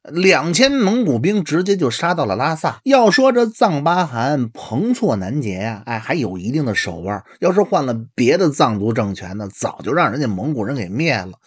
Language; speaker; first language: Chinese; native; Chinese